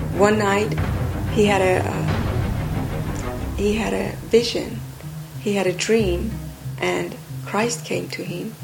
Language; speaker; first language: English; non-native, fluent; Persian